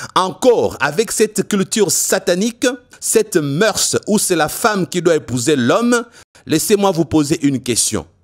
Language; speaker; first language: French; non-native, local second language; Lingala